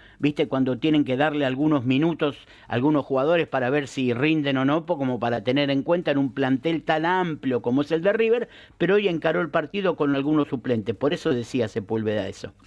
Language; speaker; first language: Spanish; native; Spanish